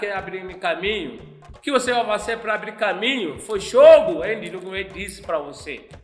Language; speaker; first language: Portuguese; non-native, learner; Yoruba